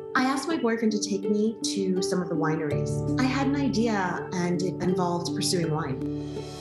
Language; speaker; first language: English; native; English